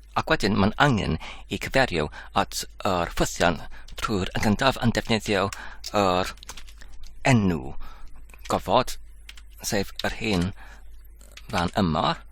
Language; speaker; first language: Welsh; non-native, local second language; English